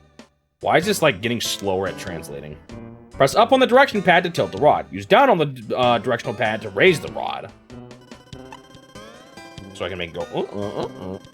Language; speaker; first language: English; native; English